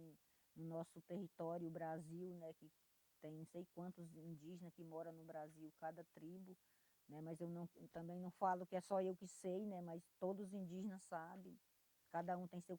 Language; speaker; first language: Portuguese; non-native, local second language; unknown